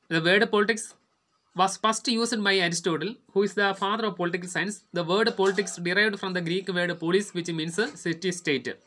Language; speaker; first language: English; non-native, local second language; Malayalam